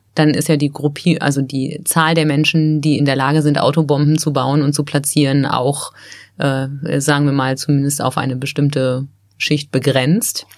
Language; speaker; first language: German; native; German